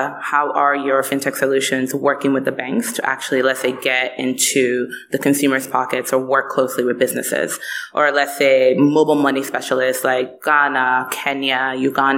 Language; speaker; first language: English; non-native, local second language; Igbo